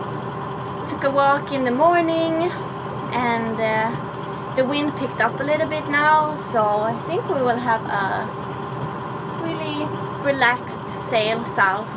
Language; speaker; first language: English; non-native, fluent; Swedish